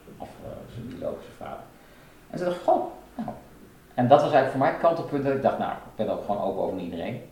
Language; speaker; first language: Dutch; native; Dutch